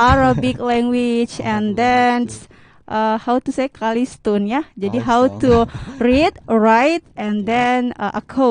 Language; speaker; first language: English; non-native, learner; Indonesian